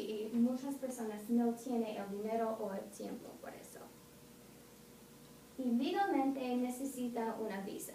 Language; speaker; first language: Spanish; non-native, learner; English